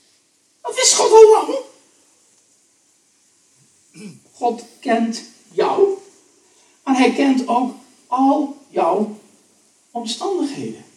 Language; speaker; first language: Dutch; native; Dutch